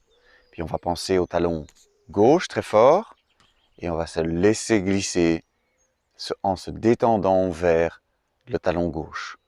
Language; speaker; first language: French; native; French